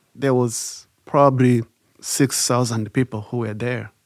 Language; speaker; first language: English; non-native, local second language; Kinyarwanda